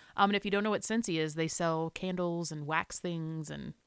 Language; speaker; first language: English; native; English